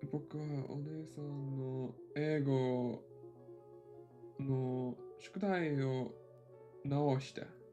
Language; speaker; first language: Japanese; non-native, learner; English